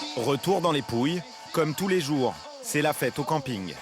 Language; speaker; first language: French; native; French